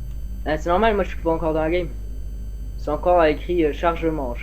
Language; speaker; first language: French; native; French